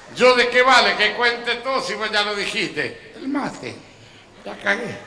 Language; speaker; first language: Spanish; native; Spanish